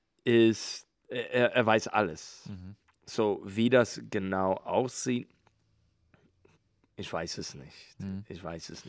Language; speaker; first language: German; non-native, learner; English